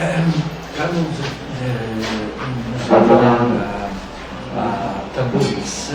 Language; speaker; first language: French; non-native, fluent; Italian